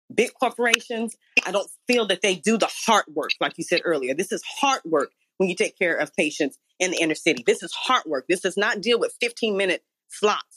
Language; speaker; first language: English; native; English